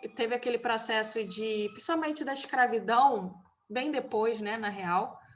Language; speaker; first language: Portuguese; native; Portuguese